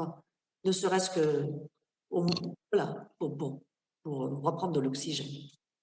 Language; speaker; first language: French; native; French